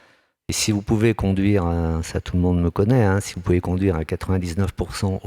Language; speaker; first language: French; native; French